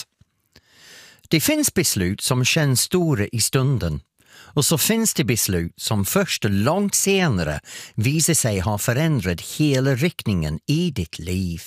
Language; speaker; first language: Swedish; non-native, fluent; English